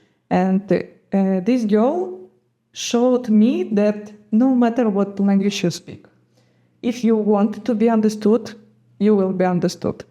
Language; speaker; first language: English; non-native, fluent; Gagauz